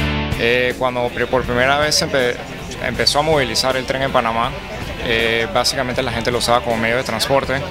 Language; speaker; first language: Spanish; native; Spanish